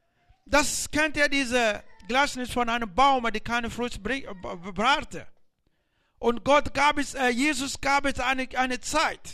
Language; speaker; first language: German; non-native, learner; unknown